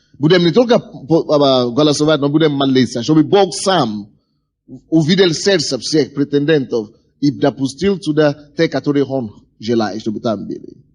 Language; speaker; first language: Russian; non-native, fluent; Yoruba